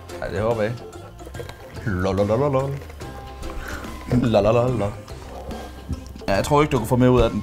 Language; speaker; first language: Danish; native; Danish